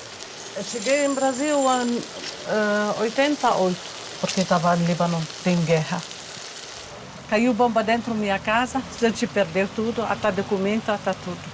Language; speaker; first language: Portuguese; non-native, learner; Arabic